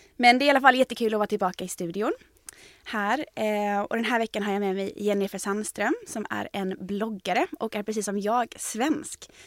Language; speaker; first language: Swedish; native; Swedish